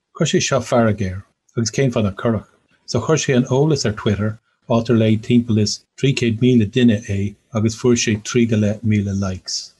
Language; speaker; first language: Irish; non-native, local second language; English